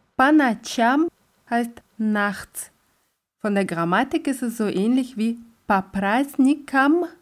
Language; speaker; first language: German; non-native, fluent; Russian